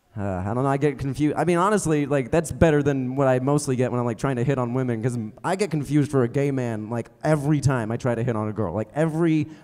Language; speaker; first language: English; native; English